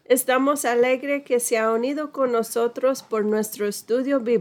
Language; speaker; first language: Spanish; non-native, fluent; English